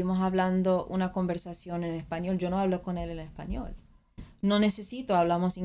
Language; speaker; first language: Spanish; early bilingual, other home language; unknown